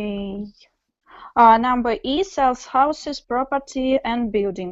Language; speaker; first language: English; non-native, learner; Russian